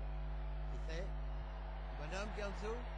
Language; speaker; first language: French; native; French